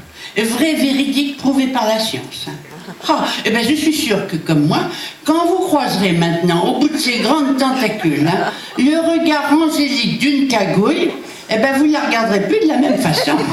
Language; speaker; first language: French; native; French